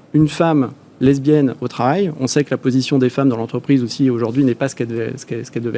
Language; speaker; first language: French; native; French